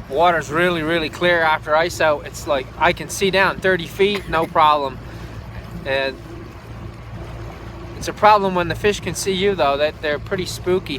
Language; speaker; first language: English; native; English